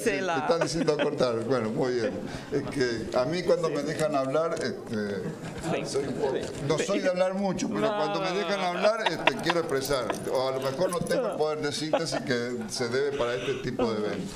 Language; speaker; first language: Spanish; native; Spanish